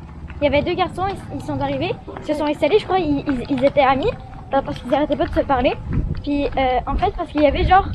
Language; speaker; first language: French; native; French